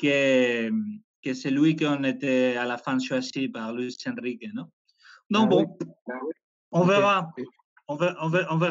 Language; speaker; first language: French; non-native, fluent; Spanish